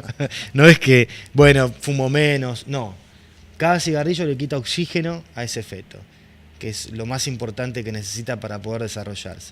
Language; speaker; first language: Spanish; native; Spanish